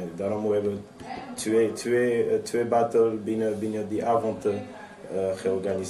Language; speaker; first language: Dutch; non-native, fluent; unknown